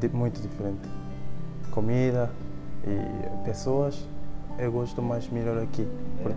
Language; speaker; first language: Portuguese; non-native, learner; Japanese